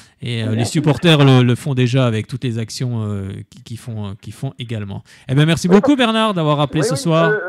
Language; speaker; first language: French; native; French